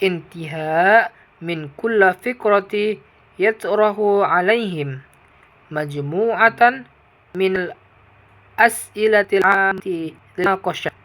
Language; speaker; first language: Arabic; non-native, learner; Indonesian